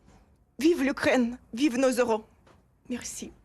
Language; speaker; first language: French; non-native, fluent; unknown